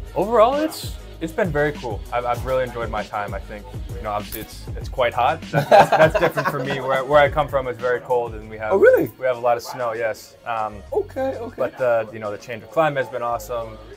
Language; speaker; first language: English; native; English